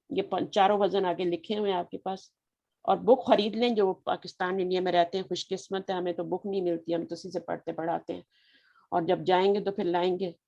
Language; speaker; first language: Urdu; native; Urdu